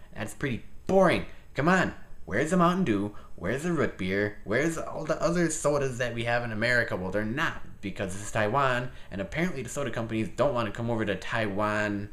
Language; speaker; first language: English; native; English